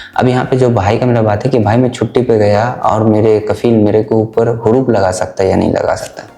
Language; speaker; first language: Hindi; native; Hindi